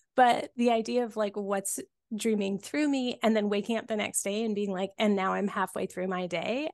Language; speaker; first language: English; native; English